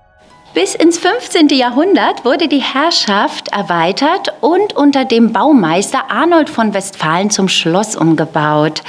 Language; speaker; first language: German; native; German